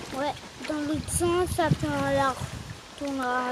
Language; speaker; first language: French; native; French